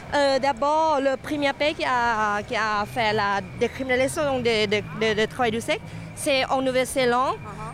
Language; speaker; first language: French; non-native, fluent; Thai